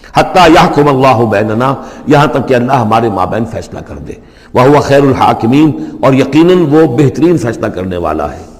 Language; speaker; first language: Urdu; native; Urdu